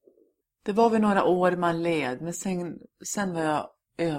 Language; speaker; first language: Swedish; early bilingual, other home language; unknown